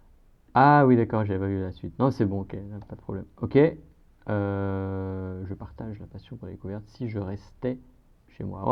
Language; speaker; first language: French; native; French